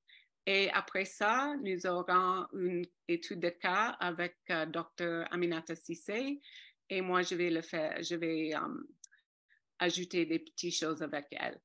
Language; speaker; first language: French; non-native, fluent; English